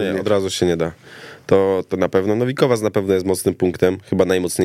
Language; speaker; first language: Polish; native; Polish